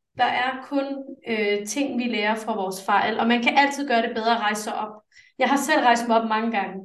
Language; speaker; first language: Danish; early bilingual, other home language; English